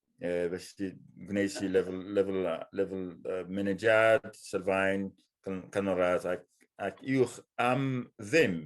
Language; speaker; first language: Welsh; non-native, fluent; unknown